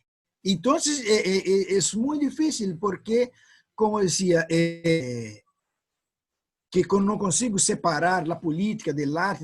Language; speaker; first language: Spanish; non-native, fluent; Portuguese